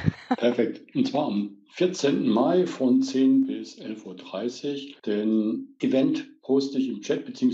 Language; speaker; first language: German; native; German